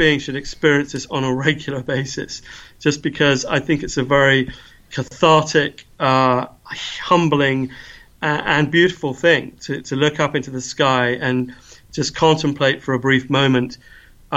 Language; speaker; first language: English; native; English